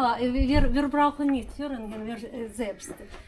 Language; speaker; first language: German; non-native, learner; Russian